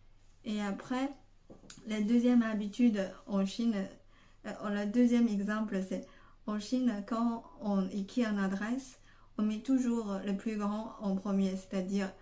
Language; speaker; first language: French; non-native, fluent; Chinese